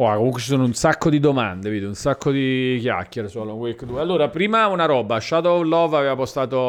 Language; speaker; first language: Italian; native; Italian